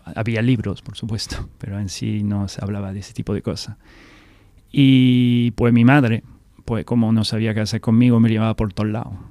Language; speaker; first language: Spanish; non-native, fluent; French